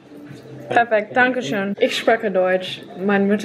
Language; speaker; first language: German; non-native, learner; English